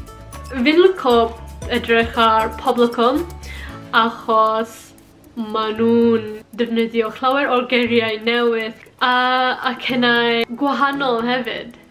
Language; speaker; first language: Welsh; non-native, learner; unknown